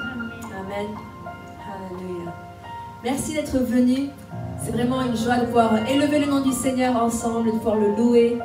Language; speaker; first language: French; native; French